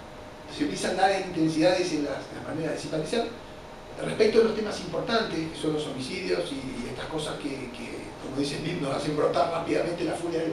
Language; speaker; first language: Spanish; native; Spanish